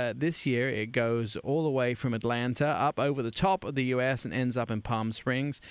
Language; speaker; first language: English; native; English